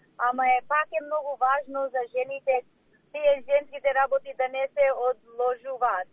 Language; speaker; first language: Macedonian; early bilingual, heritage; Macedonian